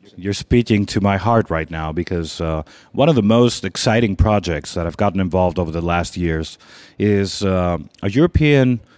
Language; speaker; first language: English; non-native, fluent; Greek